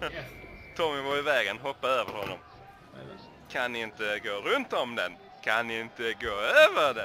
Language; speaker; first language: Swedish; native; Swedish